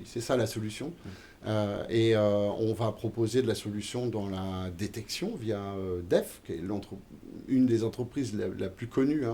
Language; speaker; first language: French; native; French